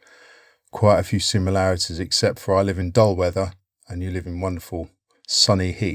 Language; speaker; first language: English; native; English